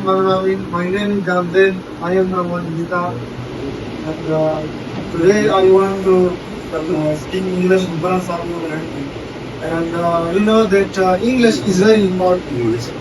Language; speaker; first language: English; non-native, learner; Urdu